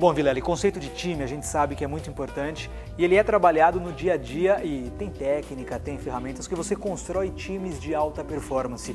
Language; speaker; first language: Portuguese; native; Portuguese